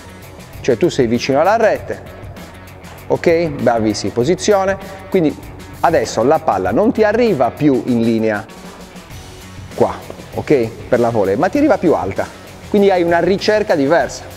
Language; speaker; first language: Italian; native; Italian